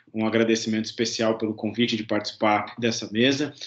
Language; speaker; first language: Portuguese; native; Portuguese